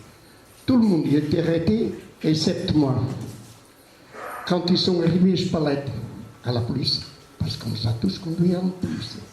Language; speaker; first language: French; non-native, fluent; Portuguese